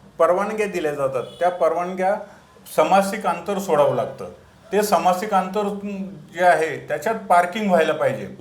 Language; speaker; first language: Marathi; native; Marathi